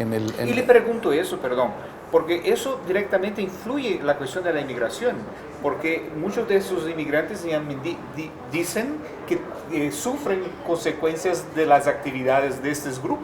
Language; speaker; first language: Spanish; non-native, fluent; Portuguese